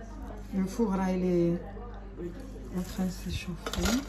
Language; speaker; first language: French; non-native, fluent; Arabic